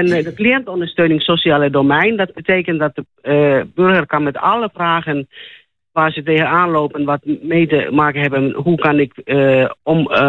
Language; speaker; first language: Dutch; non-native, fluent; Finnish